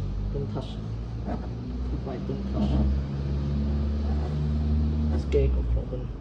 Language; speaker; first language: English; non-native, local second language; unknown